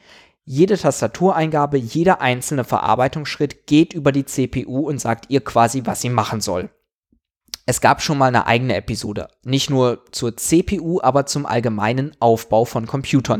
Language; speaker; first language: German; native; German